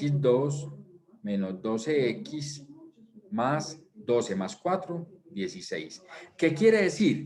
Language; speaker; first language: Spanish; native; Spanish